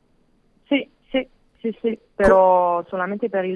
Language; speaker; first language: Italian; non-native, learner; French